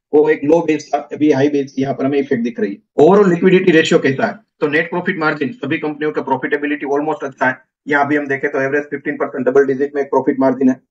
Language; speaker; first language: Hindi; non-native, local second language; Gujarati